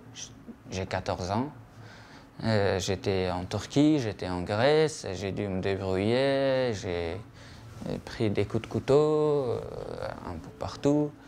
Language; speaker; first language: French; non-native, fluent; Persian